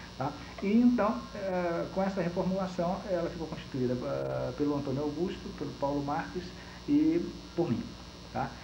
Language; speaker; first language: Portuguese; native; Portuguese